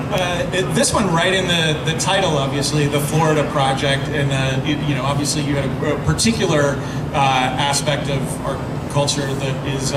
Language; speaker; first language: English; native; English